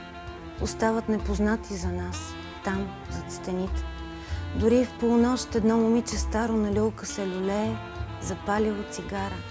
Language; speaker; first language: Bulgarian; native; Bulgarian